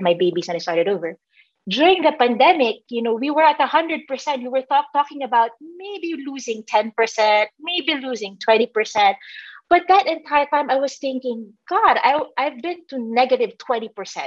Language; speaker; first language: English; non-native, local second language; Filipino